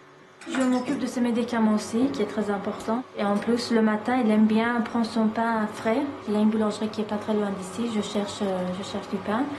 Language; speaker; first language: French; non-native, learner; Persian